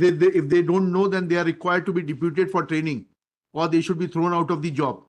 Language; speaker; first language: English; non-native, local second language; Hindi